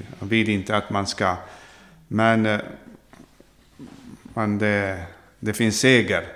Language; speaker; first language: Swedish; non-native, fluent; Arabic